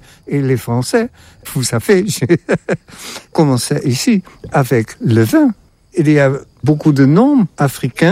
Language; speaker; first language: French; non-native, fluent; Dutch